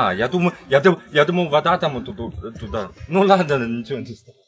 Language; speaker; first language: Russian; non-native, learner; Chinese